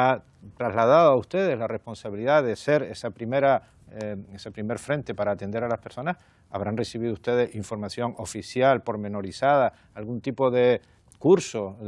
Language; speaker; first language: Spanish; native; Spanish